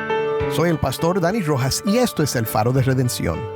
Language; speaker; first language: Spanish; native; Spanish